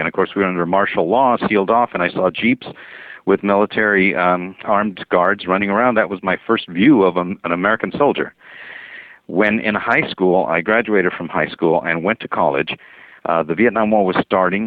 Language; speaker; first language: English; non-native, fluent; Spanish